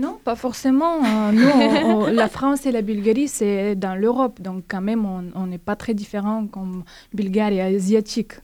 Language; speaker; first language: French; non-native, fluent; Bulgarian